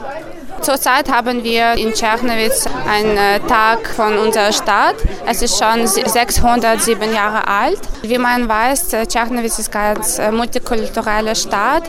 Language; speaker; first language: German; non-native, fluent; Ukrainian